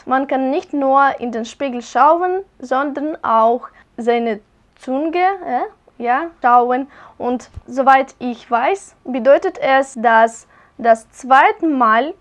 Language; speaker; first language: German; non-native, learner; Russian